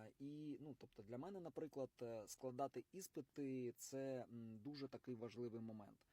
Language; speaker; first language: Ukrainian; non-native, local second language; Russian